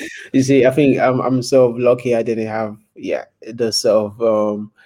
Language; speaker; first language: English; non-native, local second language; Yoruba